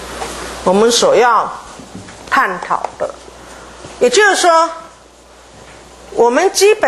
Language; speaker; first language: Chinese; native; Chinese